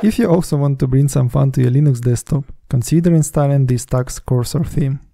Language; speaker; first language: English; non-native, fluent; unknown